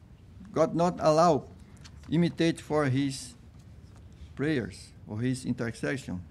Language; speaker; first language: English; non-native, fluent; Portuguese